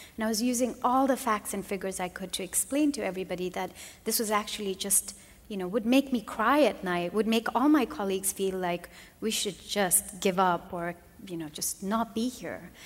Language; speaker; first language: English; non-native, local second language; Nepali